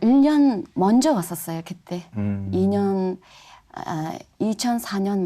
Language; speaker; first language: Korean; non-native, fluent; Mongolian